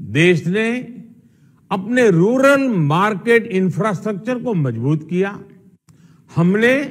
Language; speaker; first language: Hindi; non-native, local second language; Gujarati